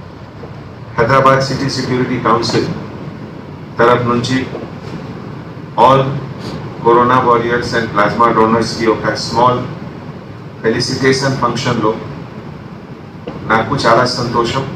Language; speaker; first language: Telugu; non-native, fluent; Hindi